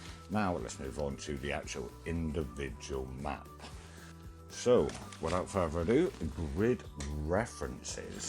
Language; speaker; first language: English; native; English